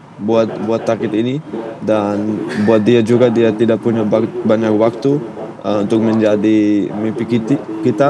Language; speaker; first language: Indonesian; non-native, fluent; Dutch